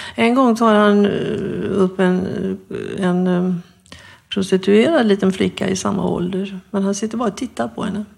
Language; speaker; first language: Swedish; native; Swedish